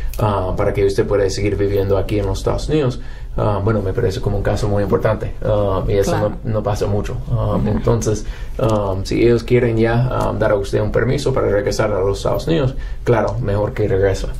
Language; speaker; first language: Spanish; non-native, fluent; English